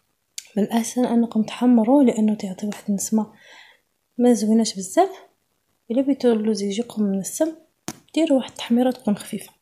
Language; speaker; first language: Arabic; native; Arabic